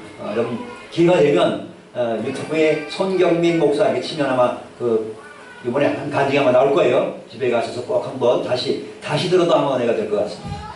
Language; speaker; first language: Korean; native; Korean